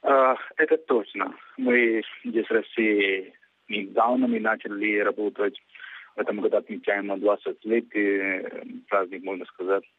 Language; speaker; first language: Russian; non-native, fluent; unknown